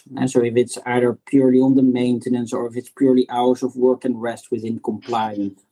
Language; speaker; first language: English; non-native, fluent; Dutch